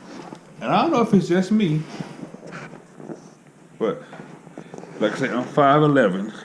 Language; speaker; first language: English; native; English